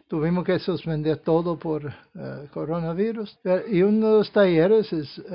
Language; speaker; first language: Spanish; non-native, fluent; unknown